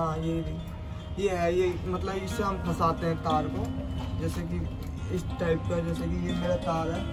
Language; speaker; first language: Hindi; native; Hindi